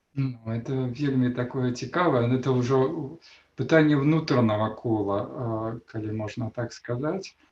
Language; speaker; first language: Belarusian; non-native, local second language; Russian